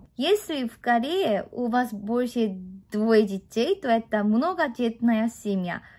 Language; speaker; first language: Russian; non-native, fluent; Korean